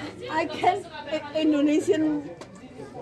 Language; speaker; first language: English; non-native, learner; Javanese